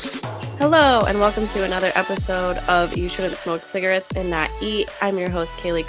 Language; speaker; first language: English; native; English